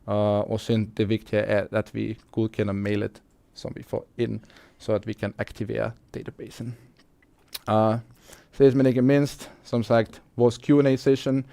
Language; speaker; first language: Danish; non-native, fluent; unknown